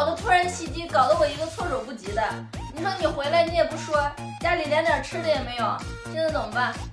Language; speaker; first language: Chinese; native; Chinese